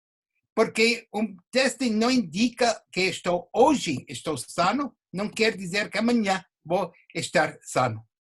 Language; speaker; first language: Portuguese; non-native, fluent; English